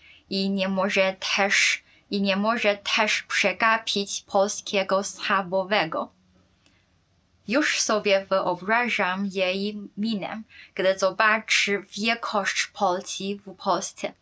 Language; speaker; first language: Polish; non-native, fluent; Chinese